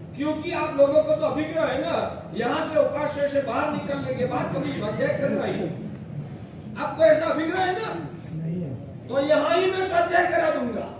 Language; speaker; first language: Hindi; non-native, local second language; Gujarati